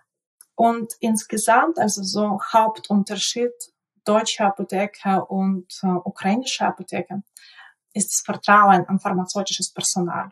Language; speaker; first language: German; non-native, fluent; Ukrainian